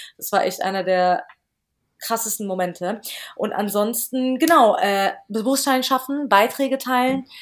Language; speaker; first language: German; early bilingual, other home language; Persian